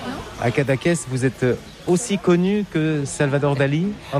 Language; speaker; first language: French; native; French